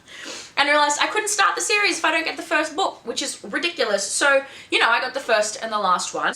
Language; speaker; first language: English; native; English